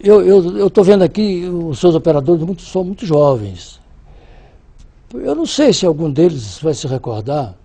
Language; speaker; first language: Portuguese; native; Portuguese